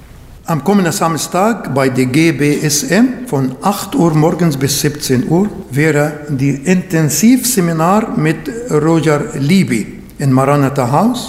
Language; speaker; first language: German; non-native, fluent; Arabic